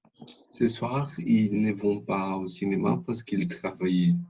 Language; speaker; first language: French; non-native, learner; Spanish